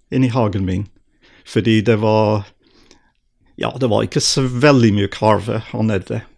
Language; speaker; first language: Norwegian; non-native, fluent; English